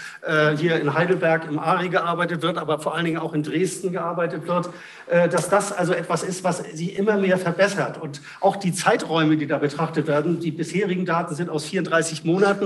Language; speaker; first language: German; native; German